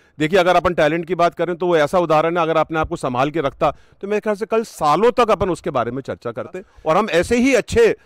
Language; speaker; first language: Hindi; native; Hindi